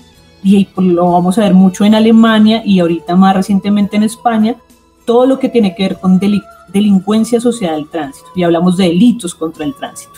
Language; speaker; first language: Spanish; native; Spanish